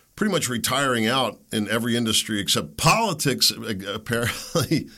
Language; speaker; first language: English; early bilingual, other home language; German